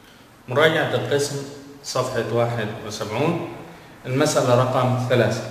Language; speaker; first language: Arabic; native; Arabic